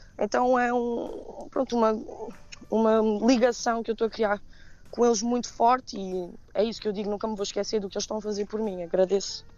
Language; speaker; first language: Portuguese; early bilingual, heritage; Portuguese